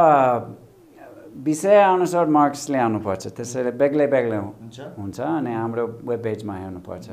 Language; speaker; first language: Nepali; non-native, fluent; English